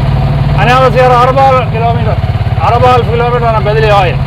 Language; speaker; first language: Arabic; non-native, learner; Malayalam